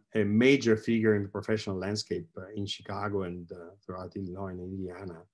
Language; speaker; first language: English; non-native, fluent; Italian